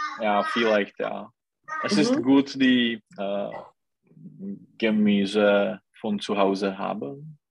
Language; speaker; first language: German; non-native, learner; Czech